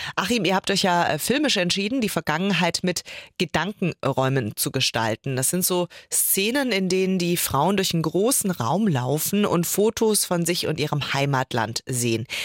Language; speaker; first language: German; native; German